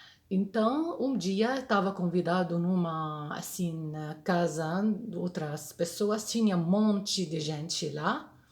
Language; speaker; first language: Portuguese; non-native, fluent; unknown